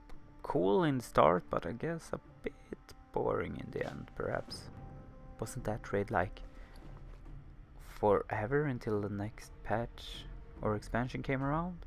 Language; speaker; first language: English; non-native, fluent; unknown